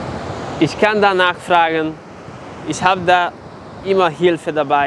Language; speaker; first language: German; non-native, fluent; Serbian